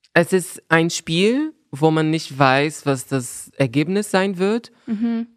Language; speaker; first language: German; non-native, fluent; Portuguese